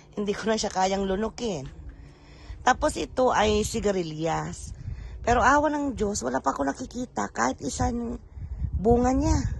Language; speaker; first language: Filipino; non-native, local second language; Iloko